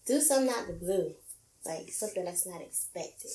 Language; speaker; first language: English; native; English